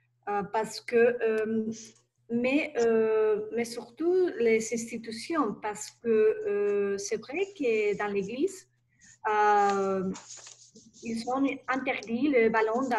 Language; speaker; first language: French; non-native, learner; Spanish